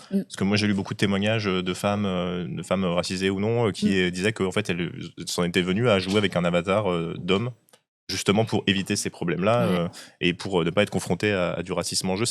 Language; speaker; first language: French; native; French